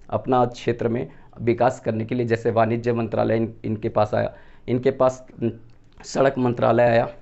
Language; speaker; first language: Hindi; native; Hindi